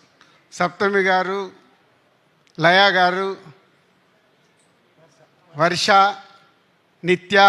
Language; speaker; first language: Telugu; native; Telugu